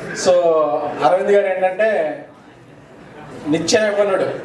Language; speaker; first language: Telugu; native; Telugu